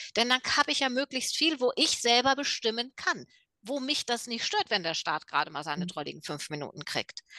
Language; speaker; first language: German; native; German